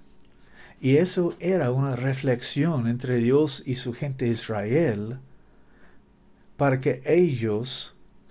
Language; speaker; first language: Spanish; non-native, learner; English